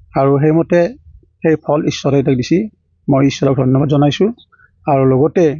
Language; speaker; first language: Assamese; native; Assamese